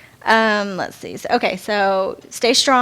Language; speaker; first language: English; native; English